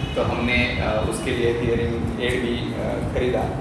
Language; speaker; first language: Hindi; non-native, local second language; Marathi